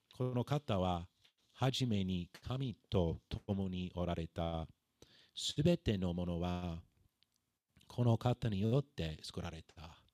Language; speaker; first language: Japanese; non-native, fluent; English